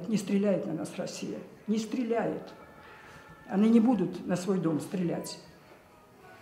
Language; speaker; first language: Russian; native; Russian